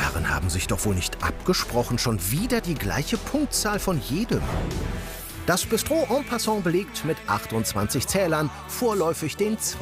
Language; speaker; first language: German; native; German